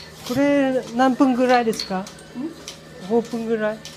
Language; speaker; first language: Japanese; non-native, learner; Vietnamese